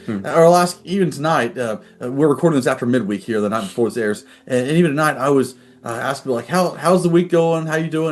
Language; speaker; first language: English; native; English